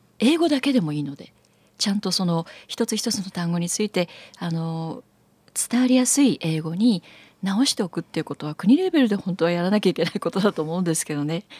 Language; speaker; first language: Japanese; native; Japanese